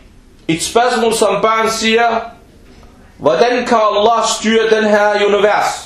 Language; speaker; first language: Danish; early bilingual, other home language; Arabic